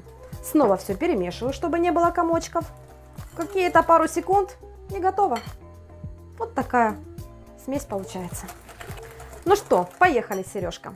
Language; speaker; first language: Russian; native; Russian